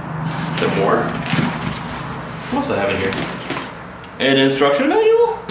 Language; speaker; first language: English; native; English